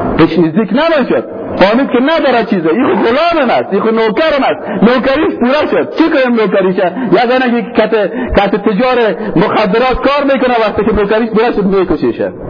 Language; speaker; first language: Persian; native; Persian